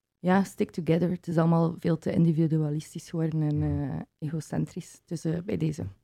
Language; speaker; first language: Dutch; native; Dutch